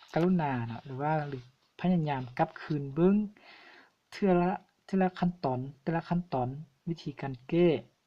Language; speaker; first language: Lao; non-native, local second language; Hmong